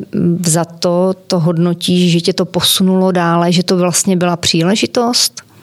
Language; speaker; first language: Czech; native; Czech